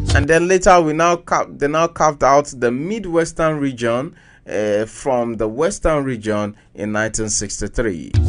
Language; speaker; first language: English; non-native, local second language; Yoruba